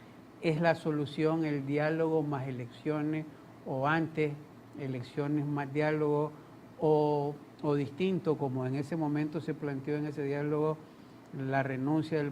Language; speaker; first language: Spanish; native; Spanish